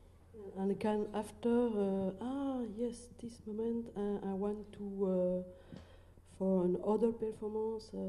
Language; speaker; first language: English; non-native, learner; French